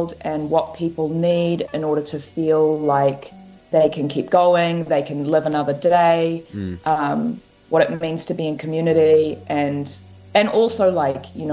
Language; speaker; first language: English; native; English